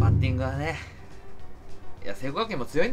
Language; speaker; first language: Japanese; native; Japanese